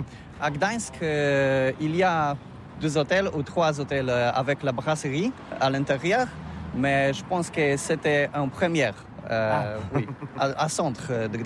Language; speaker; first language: French; non-native, learner; Polish